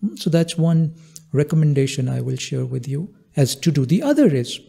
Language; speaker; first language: English; non-native, local second language; Hindi